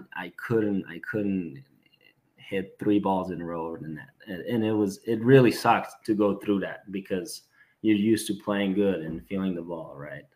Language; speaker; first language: English; non-native, fluent; Serbian